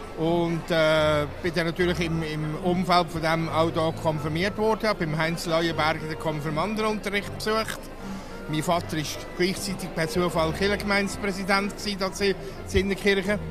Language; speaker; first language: German; native; German